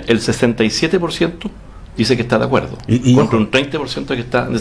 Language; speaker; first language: Spanish; native; Spanish